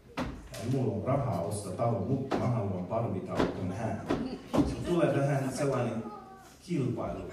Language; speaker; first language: Finnish; non-native, learner; English